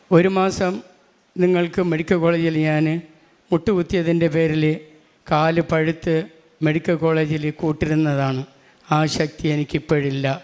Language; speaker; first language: Malayalam; non-native, local second language; Tamil